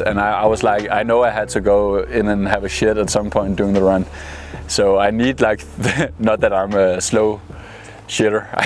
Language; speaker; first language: English; non-native, fluent; Danish